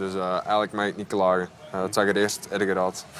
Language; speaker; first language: Dutch; native; Dutch